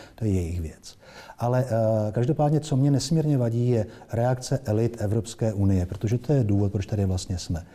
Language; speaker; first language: Czech; native; Czech